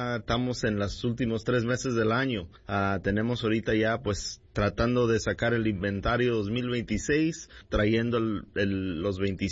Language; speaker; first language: Spanish; early bilingual, heritage; Spanish